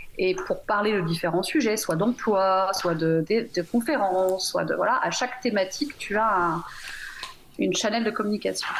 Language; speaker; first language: French; native; French